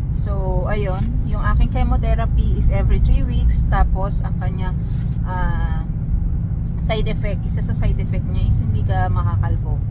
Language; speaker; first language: Filipino; native; Filipino